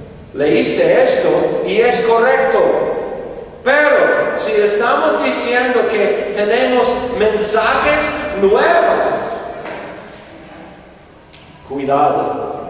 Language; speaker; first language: Spanish; non-native, fluent; English